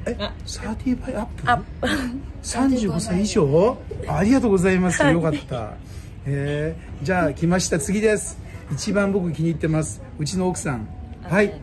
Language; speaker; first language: Japanese; native; Japanese